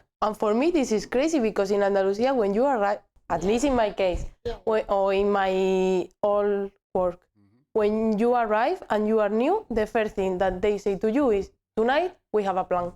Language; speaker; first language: English; non-native, learner; Spanish